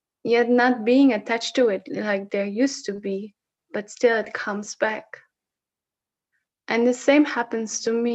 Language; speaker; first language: English; non-native, fluent; Dutch